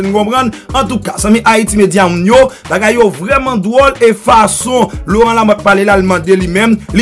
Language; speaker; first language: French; non-native, local second language; Haitian Creole